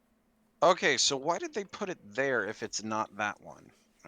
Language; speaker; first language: English; native; English